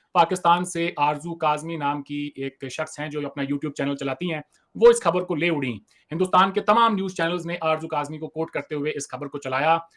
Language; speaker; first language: Hindi; native; Hindi